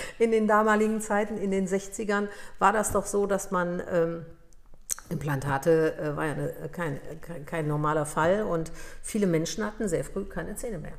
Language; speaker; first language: German; early bilingual, other home language; Polish